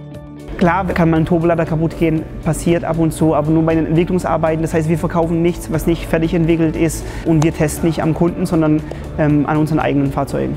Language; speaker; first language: German; early bilingual, other home language; Polish